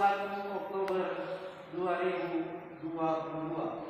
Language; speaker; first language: Indonesian; native; Indonesian